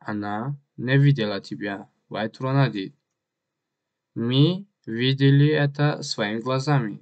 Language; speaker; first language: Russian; non-native, learner; Tajik